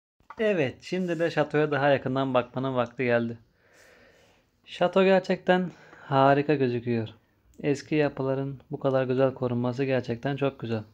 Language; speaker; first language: Turkish; native; Turkish